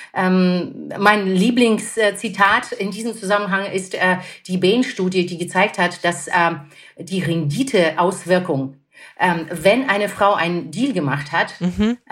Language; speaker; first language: German; non-native, fluent; Russian